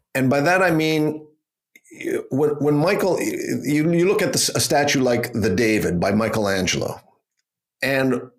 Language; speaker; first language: English; native; English